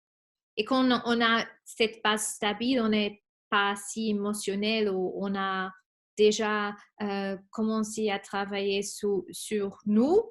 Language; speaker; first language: French; non-native, fluent; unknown